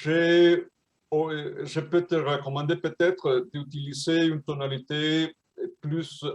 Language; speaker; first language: French; non-native, fluent; Spanish